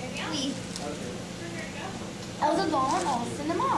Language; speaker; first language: French; non-native, learner; English